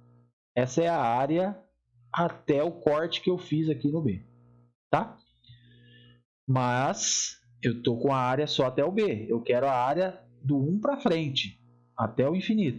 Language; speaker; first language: Portuguese; native; Portuguese